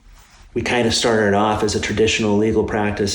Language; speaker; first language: English; native; English